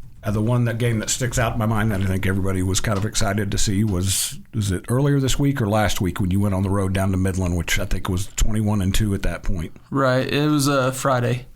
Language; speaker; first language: English; native; English